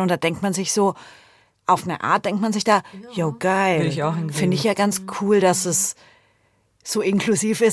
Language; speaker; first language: German; native; German